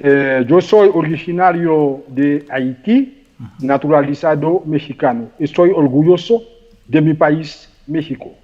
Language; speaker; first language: Spanish; non-native, fluent; Haitian Creole